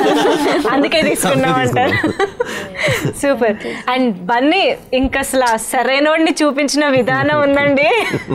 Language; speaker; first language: Telugu; native; Telugu